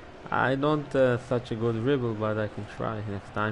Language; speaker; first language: English; non-native, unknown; Hebrew